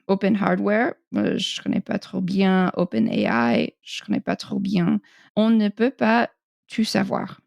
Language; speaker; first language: French; non-native, fluent; English